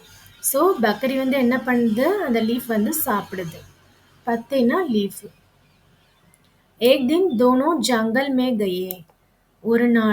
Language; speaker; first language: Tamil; native; Tamil